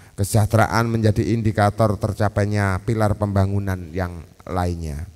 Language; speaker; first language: Indonesian; native; Indonesian